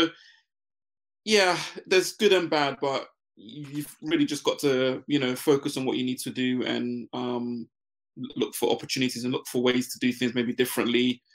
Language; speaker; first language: English; native; English